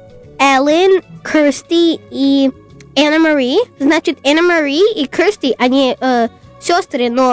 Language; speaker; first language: Russian; early bilingual, heritage; English